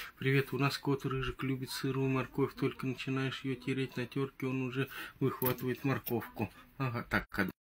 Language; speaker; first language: Russian; native; Russian